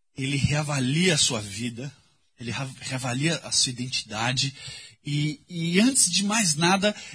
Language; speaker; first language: Portuguese; native; Portuguese